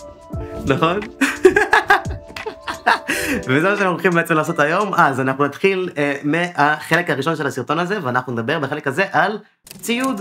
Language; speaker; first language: Hebrew; native; Hebrew